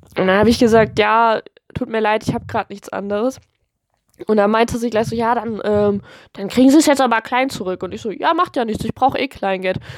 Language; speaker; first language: German; native; German